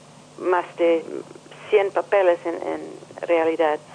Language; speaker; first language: Spanish; non-native, learner; English